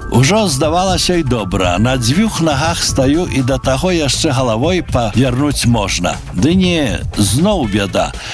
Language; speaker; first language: Belarusian; native; Belarusian